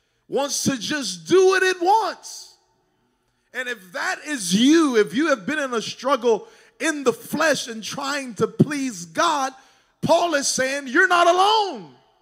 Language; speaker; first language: English; native; English